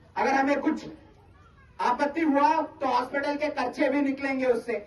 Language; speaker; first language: Hindi; non-native, local second language; Telugu